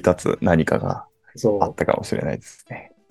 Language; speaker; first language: Japanese; native; Japanese